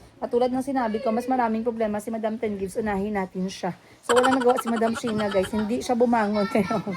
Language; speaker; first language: Filipino; non-native, local second language; Cebuano